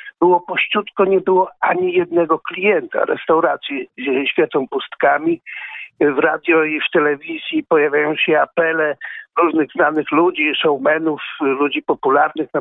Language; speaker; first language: Polish; native; Polish